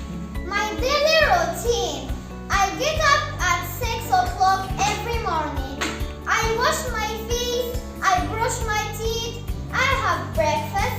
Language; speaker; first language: English; non-native, learner; Arabic